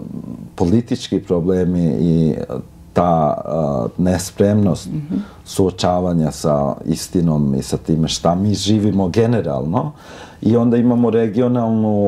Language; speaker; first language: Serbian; non-native, local second language; Albanian